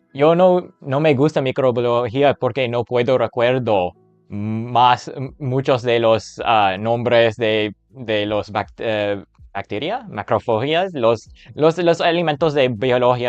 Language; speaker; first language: Spanish; non-native, learner; English